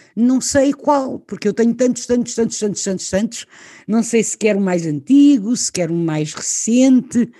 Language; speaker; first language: Portuguese; native; Portuguese